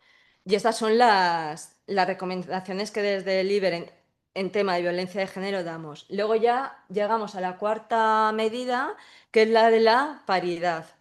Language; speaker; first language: Spanish; native; Spanish